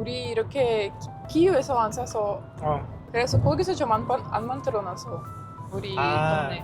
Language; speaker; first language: Korean; non-native, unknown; Ukrainian